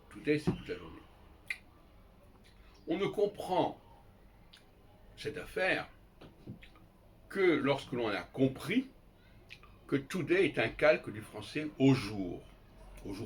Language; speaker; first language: French; native; French